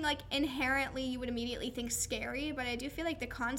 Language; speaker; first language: English; native; English